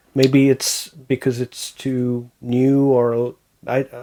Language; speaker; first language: English; non-native, fluent; French